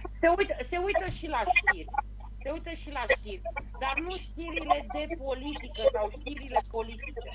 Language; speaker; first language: Romanian; native; Romanian